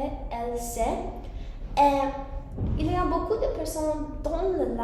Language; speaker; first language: French; non-native, learner; English